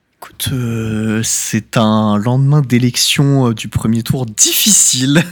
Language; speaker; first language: French; native; French